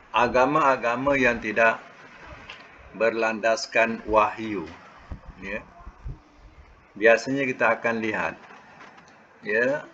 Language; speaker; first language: Malay; native; Malay